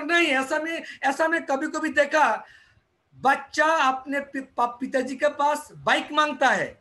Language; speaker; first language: Hindi; non-native, local second language; Bangla